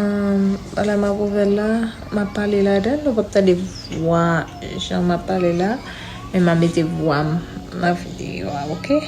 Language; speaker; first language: French; non-native, learner; Haitian Creole